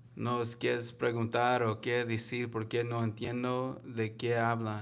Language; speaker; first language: Spanish; non-native, learner; English